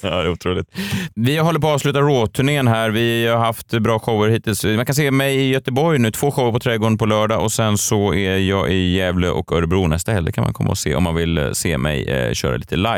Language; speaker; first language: Swedish; native; Swedish